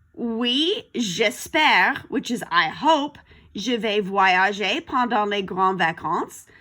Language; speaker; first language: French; non-native, fluent; English